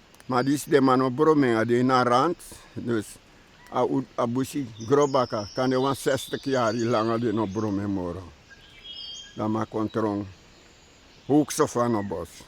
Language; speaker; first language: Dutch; non-native, local second language; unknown